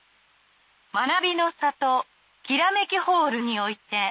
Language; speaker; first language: Japanese; native; Japanese